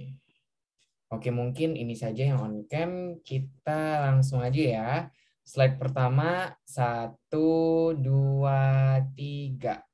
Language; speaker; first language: Indonesian; native; Indonesian